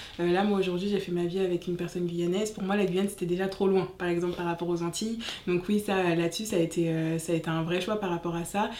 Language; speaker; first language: French; native; French